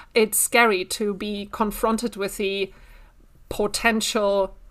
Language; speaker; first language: English; non-native, fluent; German